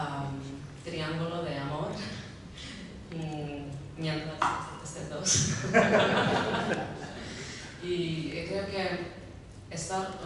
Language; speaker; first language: Spanish; early bilingual, heritage; Spanish